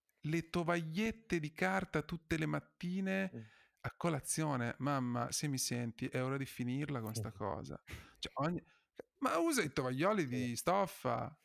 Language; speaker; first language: Italian; native; Italian